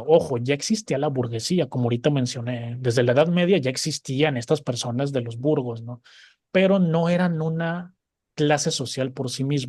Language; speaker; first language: Spanish; native; Spanish